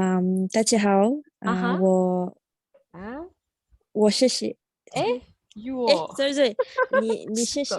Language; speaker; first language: Chinese; non-native, learner; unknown